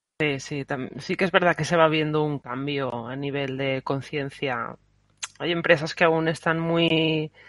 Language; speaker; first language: Spanish; native; Spanish